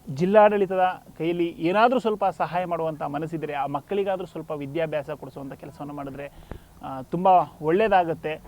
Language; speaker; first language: Kannada; native; Kannada